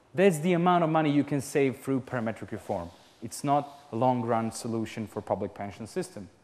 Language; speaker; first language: English; non-native, fluent; Serbian